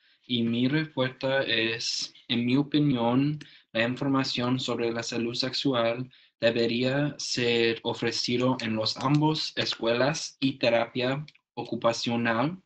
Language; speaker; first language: Spanish; non-native, learner; English